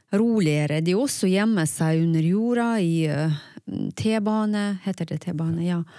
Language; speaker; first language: Norwegian; non-native, fluent; Russian